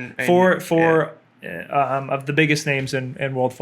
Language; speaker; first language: English; native; English